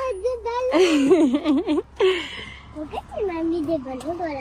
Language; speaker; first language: French; native; French